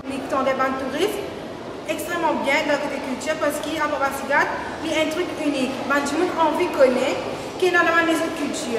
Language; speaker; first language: French; non-native, local second language; Morisyen